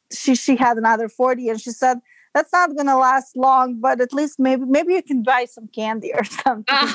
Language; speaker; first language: English; non-native, fluent; Serbian